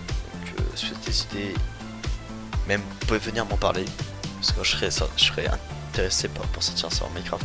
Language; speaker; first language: French; native; French